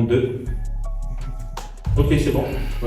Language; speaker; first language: French; native; French